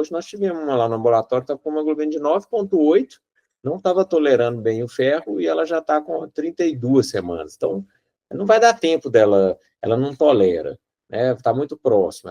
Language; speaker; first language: Portuguese; native; Portuguese